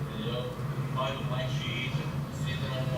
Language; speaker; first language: Portuguese; non-native, fluent; Arabic